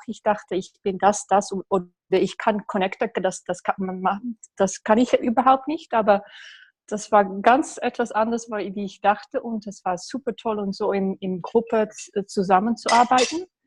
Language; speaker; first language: German; non-native, learner; English